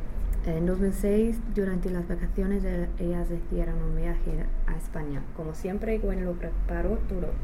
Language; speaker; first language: Spanish; non-native, fluent; English